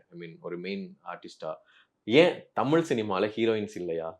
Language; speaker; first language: Tamil; native; Tamil